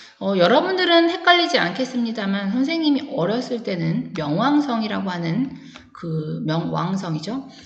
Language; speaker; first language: Korean; native; Korean